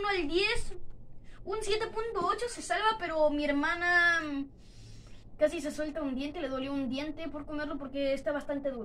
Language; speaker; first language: Spanish; native; Spanish